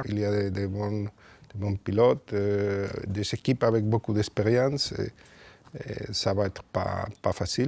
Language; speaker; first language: French; non-native, fluent; Spanish